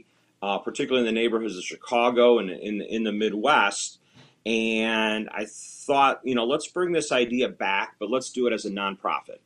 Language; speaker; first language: English; native; English